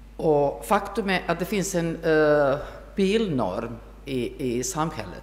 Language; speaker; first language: Swedish; non-native, fluent; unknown